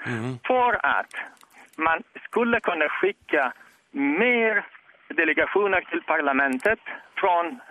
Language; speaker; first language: Swedish; non-native, fluent; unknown